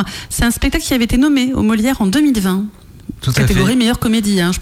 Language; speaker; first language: French; native; French